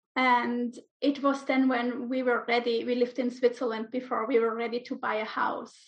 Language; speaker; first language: English; non-native, fluent; German